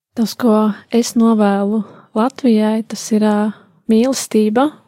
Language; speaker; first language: Latvian; native; Latvian